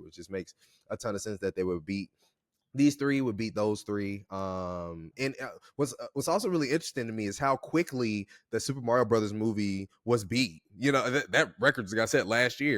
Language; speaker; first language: English; native; English